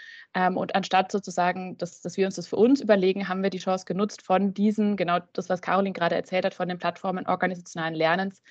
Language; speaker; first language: German; native; German